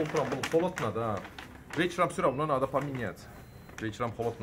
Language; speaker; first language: Russian; non-native, learner; Turkish